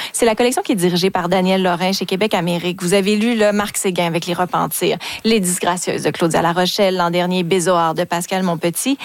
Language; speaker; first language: French; native; French